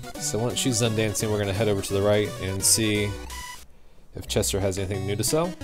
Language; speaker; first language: English; native; English